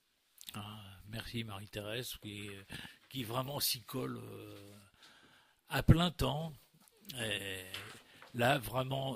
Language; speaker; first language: French; native; French